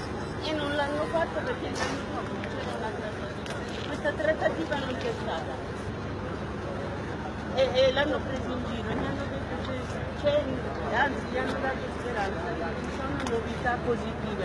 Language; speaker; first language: Italian; non-native, fluent; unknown